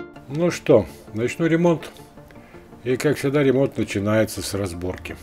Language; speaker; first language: Russian; native; Russian